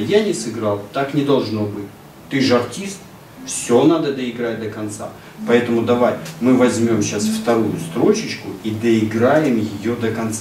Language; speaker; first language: Russian; native; Russian